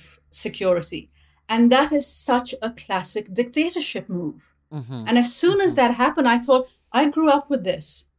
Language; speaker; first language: English; non-native, local second language; Urdu